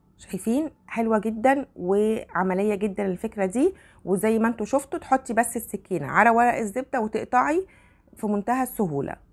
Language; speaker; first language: Arabic; native; Arabic